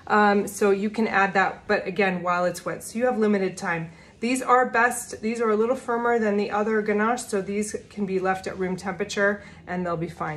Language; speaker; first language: English; native; English